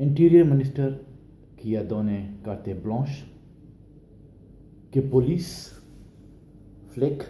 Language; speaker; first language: French; non-native, learner; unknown